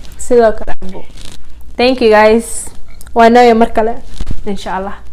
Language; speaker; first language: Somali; early bilingual, heritage; Somali